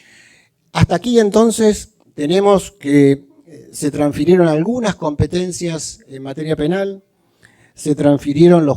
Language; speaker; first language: Spanish; native; Spanish